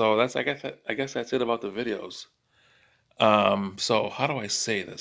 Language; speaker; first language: English; native; English